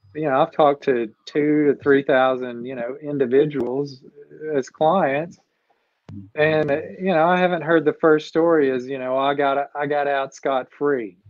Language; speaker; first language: English; native; English